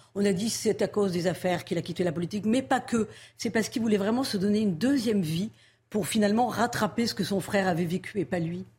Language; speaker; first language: French; native; French